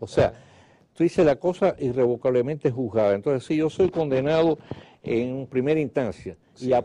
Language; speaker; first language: Spanish; native; Spanish